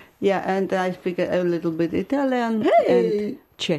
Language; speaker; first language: English; non-native, fluent; Ukrainian